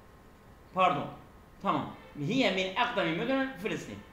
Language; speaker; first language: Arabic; non-native, fluent; Turkish